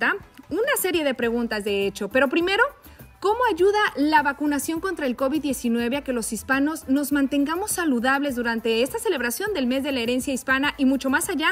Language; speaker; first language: Spanish; native; Spanish